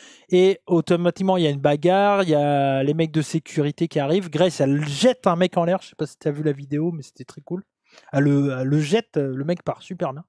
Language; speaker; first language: French; native; French